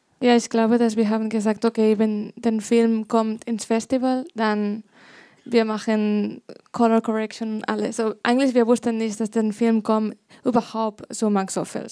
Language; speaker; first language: German; non-native, fluent; Spanish